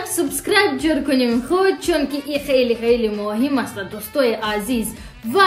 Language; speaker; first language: Persian; non-native, learner; Romanian